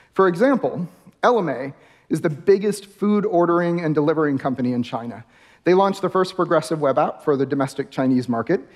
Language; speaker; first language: English; native; English